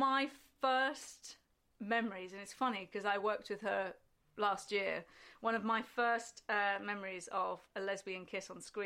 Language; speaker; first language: English; native; English